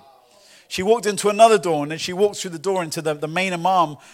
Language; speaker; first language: English; native; English